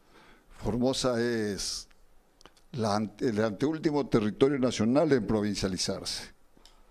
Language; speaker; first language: Spanish; native; Spanish